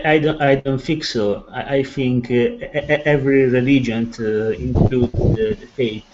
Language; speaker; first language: English; non-native, learner; Italian